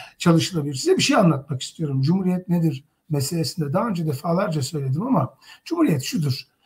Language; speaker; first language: Turkish; native; Turkish